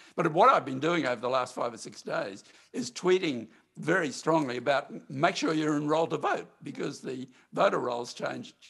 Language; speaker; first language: English; native; English